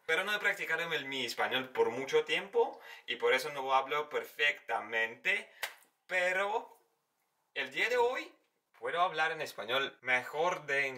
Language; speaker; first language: Spanish; non-native, learner; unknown